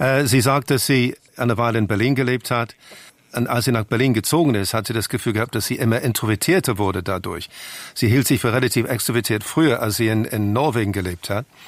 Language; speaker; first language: German; non-native, fluent; English